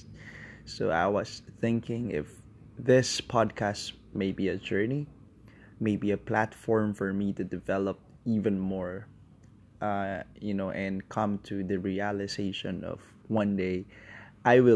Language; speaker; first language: English; non-native, local second language; Filipino